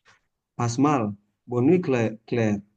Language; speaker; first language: French; non-native, learner; Indonesian